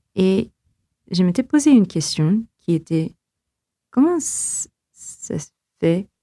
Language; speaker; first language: French; non-native, fluent; Filipino